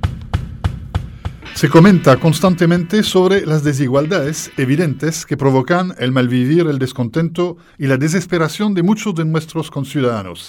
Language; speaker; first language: Spanish; native; Spanish